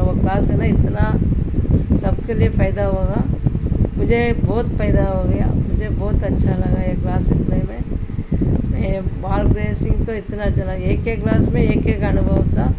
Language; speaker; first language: Hindi; non-native, local second language; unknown